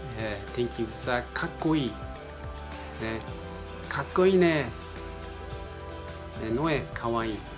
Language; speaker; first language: Portuguese; non-native, learner; Japanese